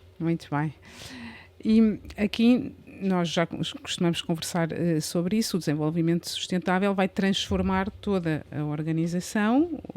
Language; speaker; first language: Portuguese; native; Portuguese